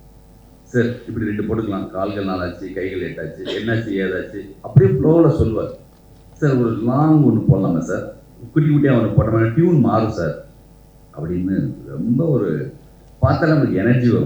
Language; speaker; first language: Tamil; native; Tamil